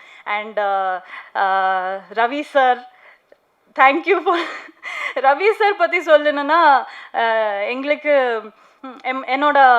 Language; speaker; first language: Tamil; non-native, learner; Kannada